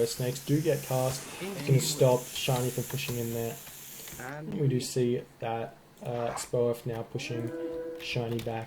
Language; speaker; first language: English; native; English